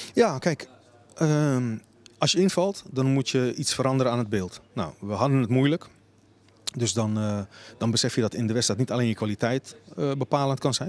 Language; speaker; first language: Dutch; native; Dutch